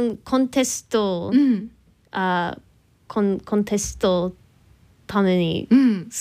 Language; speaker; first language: Japanese; non-native, learner; English